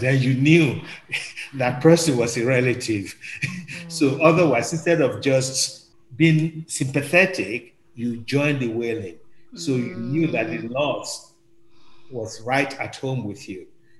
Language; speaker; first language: English; non-native, local second language; Yoruba